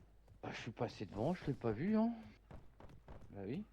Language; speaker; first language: French; native; French